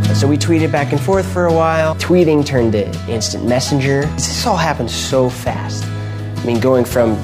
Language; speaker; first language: English; native; English